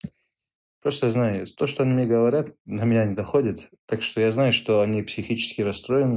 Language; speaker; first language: Russian; non-native, local second language; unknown